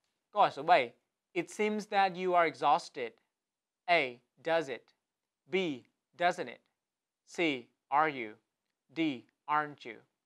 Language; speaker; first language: English; non-native, fluent; Vietnamese